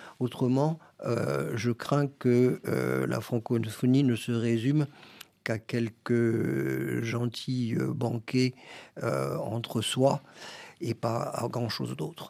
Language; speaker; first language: French; native; French